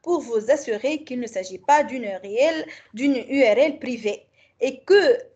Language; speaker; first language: French; non-native, local second language; Arabic